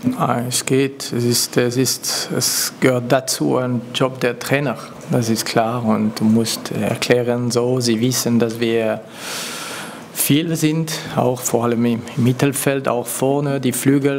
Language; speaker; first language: German; non-native, local second language; French